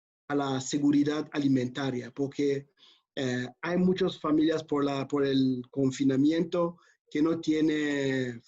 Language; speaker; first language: Spanish; non-native, fluent; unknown